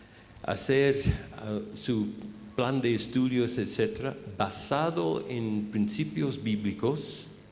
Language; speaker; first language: Spanish; non-native, fluent; English